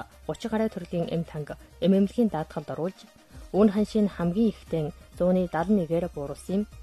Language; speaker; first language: Mongolian; native; Mongolian